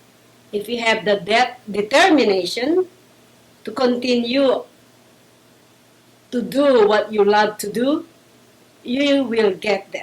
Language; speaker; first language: English; non-native, local second language; Filipino